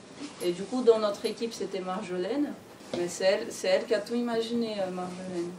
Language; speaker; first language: French; non-native, fluent; Portuguese